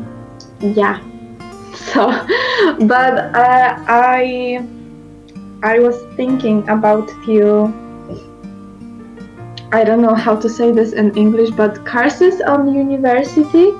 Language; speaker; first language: English; non-native, learner; Polish